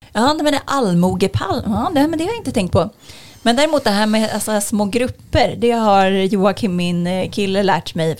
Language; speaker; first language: Swedish; native; Swedish